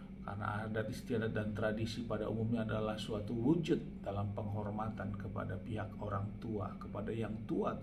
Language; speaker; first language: Indonesian; native; Indonesian